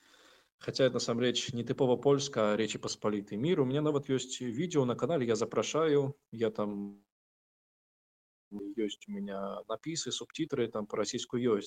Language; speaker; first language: Belarusian; non-native, learner; Russian